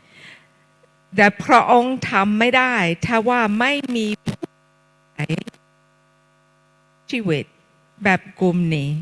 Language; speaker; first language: Thai; non-native, fluent; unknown